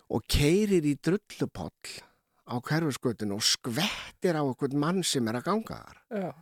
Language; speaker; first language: Icelandic; native; Icelandic